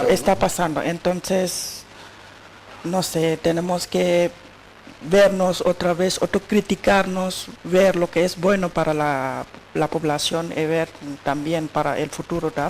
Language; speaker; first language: Spanish; non-native, learner; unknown